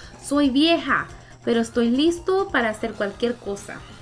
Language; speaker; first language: Spanish; early bilingual, heritage; Spanish